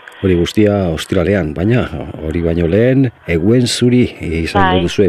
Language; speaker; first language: Basque; native; Basque